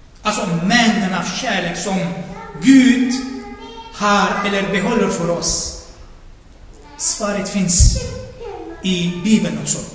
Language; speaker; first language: Swedish; non-native, fluent; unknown